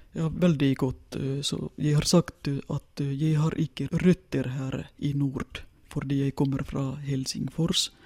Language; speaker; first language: Norwegian; non-native, fluent; Finnish